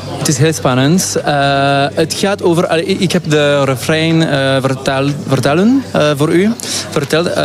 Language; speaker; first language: Dutch; non-native, local second language; French